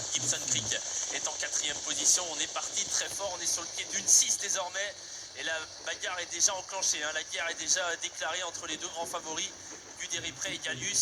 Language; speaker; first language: French; native; French